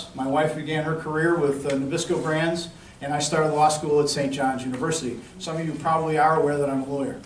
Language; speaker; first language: English; native; English